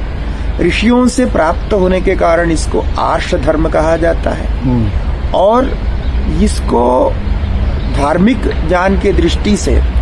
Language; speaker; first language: Hindi; non-native, local second language; Malayalam